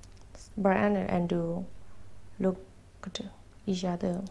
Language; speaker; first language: English; non-native, learner; Thai